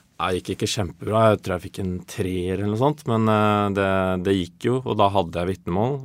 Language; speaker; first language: Norwegian; early bilingual, other home language; Swedish